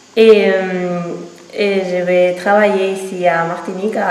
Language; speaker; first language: French; non-native, fluent; Spanish